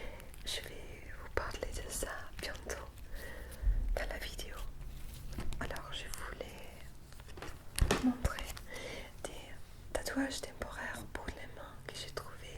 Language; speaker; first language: French; non-native, fluent; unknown